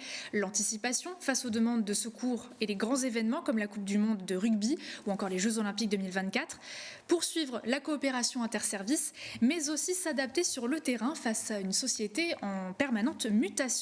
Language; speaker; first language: French; native; French